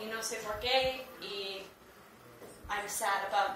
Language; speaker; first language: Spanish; non-native, learner; English